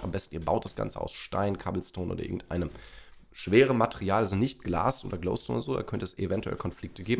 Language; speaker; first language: German; native; German